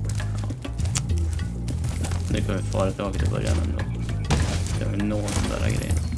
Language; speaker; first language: Swedish; native; Swedish